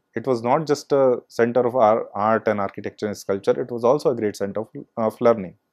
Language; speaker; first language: English; non-native, local second language; Hindi